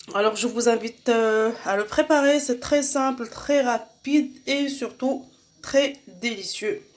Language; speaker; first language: French; non-native, local second language; Arabic